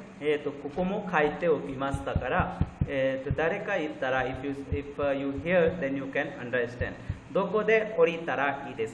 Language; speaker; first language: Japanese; non-native, fluent; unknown